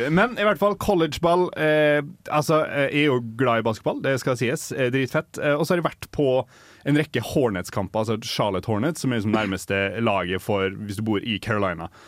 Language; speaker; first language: Norwegian; native; Norwegian